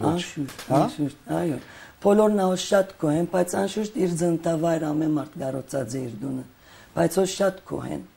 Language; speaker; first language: Armenian; early bilingual, heritage; Armenian